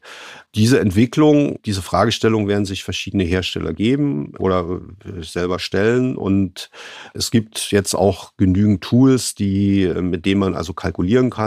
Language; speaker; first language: German; native; German